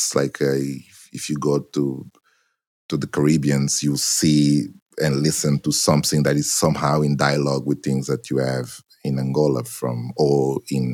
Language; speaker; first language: English; non-native, fluent; Portuguese